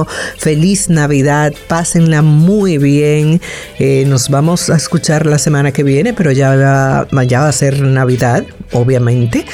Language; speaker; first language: Spanish; native; Spanish